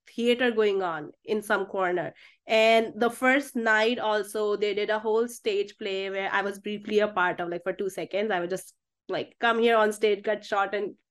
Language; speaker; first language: English; non-native, local second language; Hindi